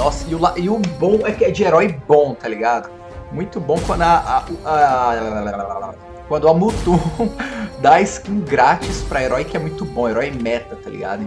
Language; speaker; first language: Portuguese; native; Portuguese